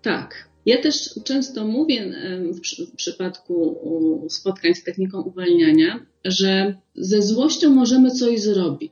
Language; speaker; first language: Polish; native; Polish